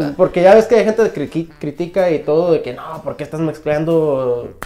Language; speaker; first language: Spanish; early bilingual, heritage; Spanish